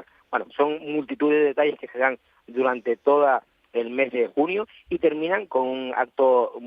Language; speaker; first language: Spanish; native; Spanish